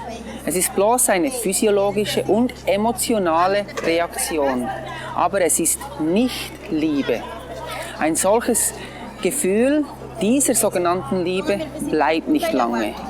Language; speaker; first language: German; non-native, fluent; English